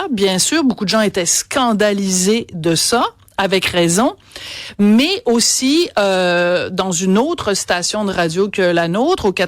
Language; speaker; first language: French; native; French